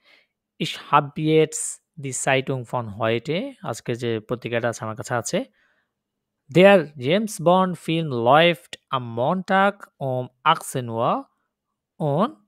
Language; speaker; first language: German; non-native, fluent; Bangla